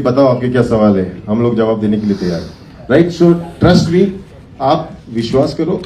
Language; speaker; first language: Hindi; non-native, local second language; Marathi